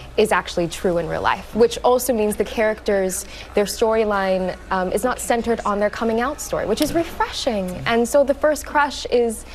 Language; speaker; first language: English; native; English